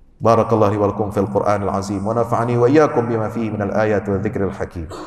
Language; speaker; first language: Malay; native; Malay